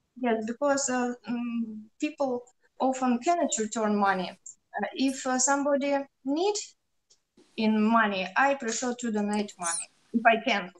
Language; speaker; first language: English; non-native, learner; Russian